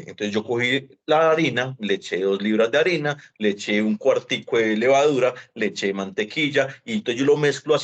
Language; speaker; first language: Spanish; native; Spanish